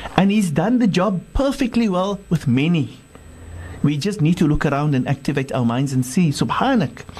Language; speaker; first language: English; non-native, local second language; Afrikaans